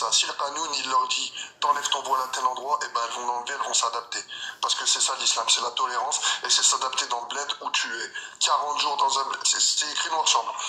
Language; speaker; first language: French; early bilingual, other home language; Arabic